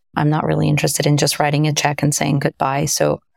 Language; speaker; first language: English; non-native, fluent; French